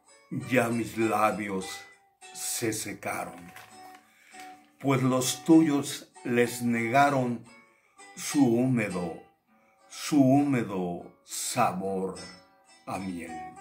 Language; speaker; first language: Spanish; native; Spanish